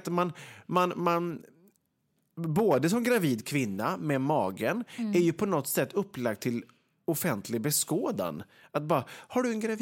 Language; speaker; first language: Swedish; native; Swedish